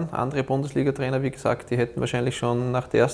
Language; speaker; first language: German; native; German